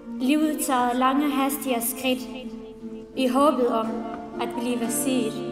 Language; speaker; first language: Danish; non-native, fluent; Central Kurdish